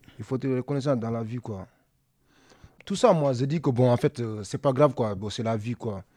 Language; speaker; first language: French; non-native, local second language; Wolof